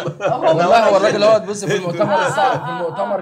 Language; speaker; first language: Arabic; native; Arabic